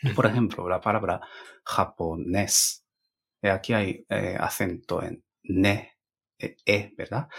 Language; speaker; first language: Spanish; non-native, fluent; Japanese